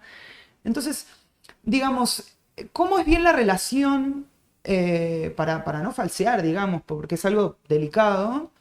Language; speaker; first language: Spanish; native; Spanish